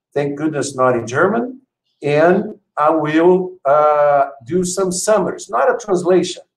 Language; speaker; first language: English; non-native, fluent; Portuguese